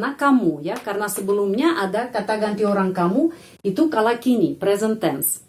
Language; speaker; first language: Indonesian; non-native, fluent; Russian